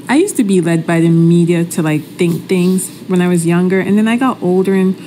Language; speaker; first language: English; native; English